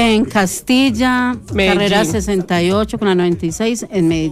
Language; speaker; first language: Spanish; native; Spanish